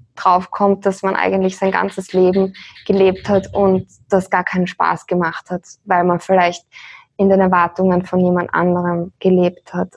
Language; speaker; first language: German; native; German